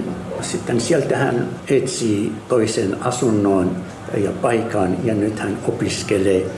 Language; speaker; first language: Finnish; non-native, fluent; Arabic